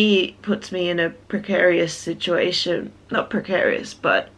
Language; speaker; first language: English; native; English